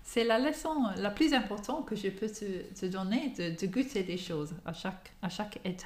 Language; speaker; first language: French; non-native, fluent; English